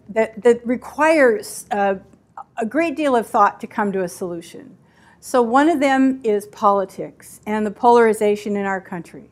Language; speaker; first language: English; native; English